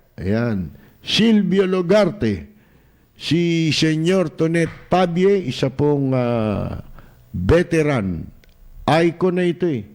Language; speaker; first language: Filipino; native; Filipino